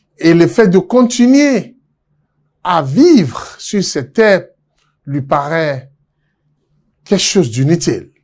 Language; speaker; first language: French; non-native, local second language; Yoruba